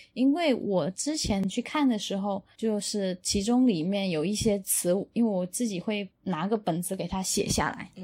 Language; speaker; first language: Chinese; non-native, local second language; Min Nan Chinese